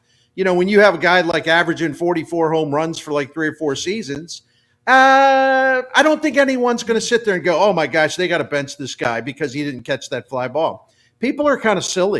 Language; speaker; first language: English; native; English